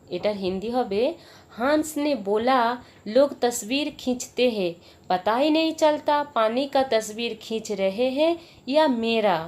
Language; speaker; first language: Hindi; non-native, local second language; Bangla